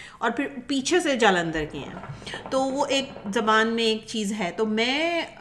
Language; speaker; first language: Urdu; native; Urdu